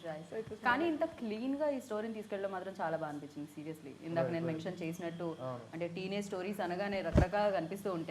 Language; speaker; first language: Telugu; native; Telugu